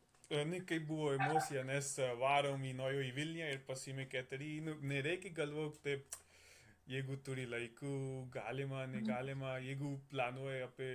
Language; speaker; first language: Lithuanian; non-native, learner; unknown